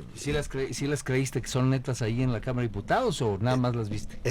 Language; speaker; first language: Spanish; native; Spanish